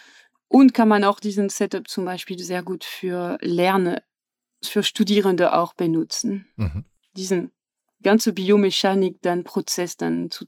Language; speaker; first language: German; non-native, fluent; French